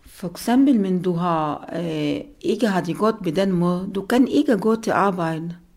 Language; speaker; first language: Danish; non-native, learner; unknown